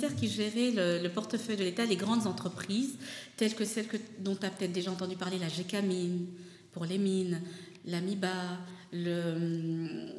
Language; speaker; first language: French; non-native, local second language; Lingala